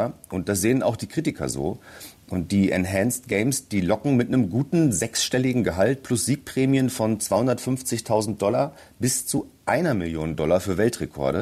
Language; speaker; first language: German; native; German